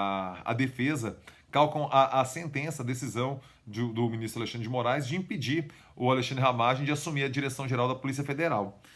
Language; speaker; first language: Portuguese; native; Portuguese